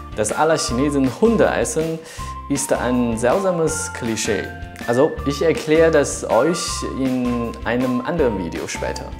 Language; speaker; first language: German; non-native, fluent; Chinese